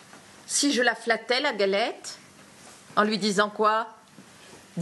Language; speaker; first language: French; native; French